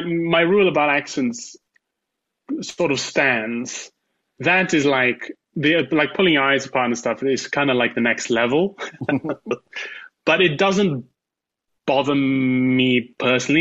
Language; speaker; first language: English; native; English